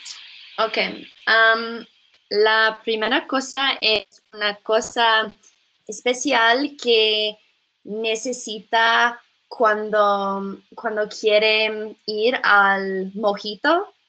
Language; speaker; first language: Spanish; non-native, learner; English